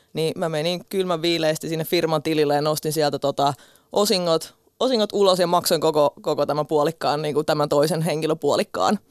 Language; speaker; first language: Finnish; early bilingual, other home language; Russian